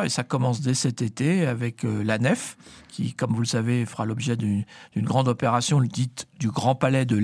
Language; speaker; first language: French; native; French